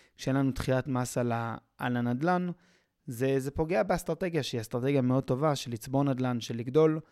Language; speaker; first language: Hebrew; native; Hebrew